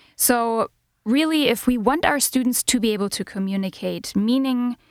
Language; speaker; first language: English; non-native, fluent; German